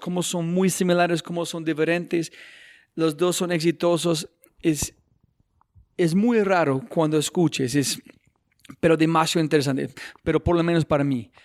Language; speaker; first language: Spanish; non-native, fluent; English